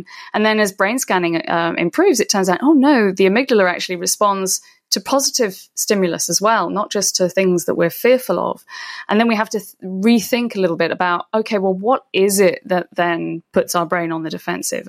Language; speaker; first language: English; native; English